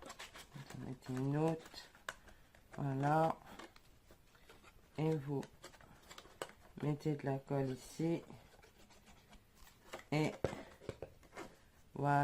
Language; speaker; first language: French; native; French